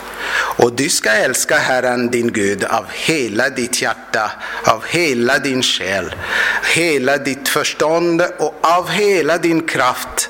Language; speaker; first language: Swedish; non-native, fluent; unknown